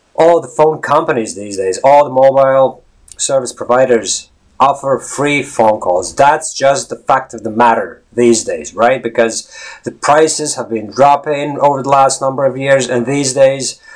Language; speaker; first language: English; non-native, fluent; Latvian